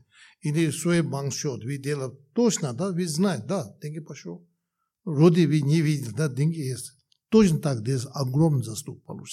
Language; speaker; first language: Russian; non-native, learner; Tibetan